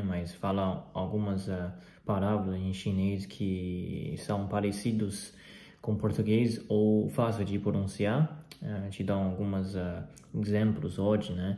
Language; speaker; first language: Portuguese; non-native, fluent; Chinese